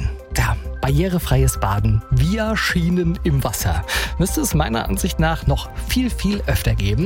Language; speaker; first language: German; native; German